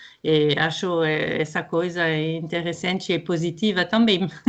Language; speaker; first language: Portuguese; non-native, fluent; French